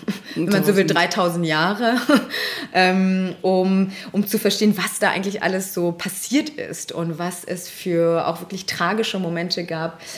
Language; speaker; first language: German; early bilingual, other home language; Persian